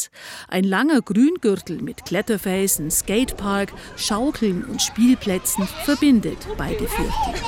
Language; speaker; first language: German; native; German